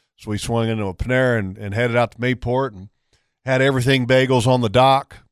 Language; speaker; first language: English; native; English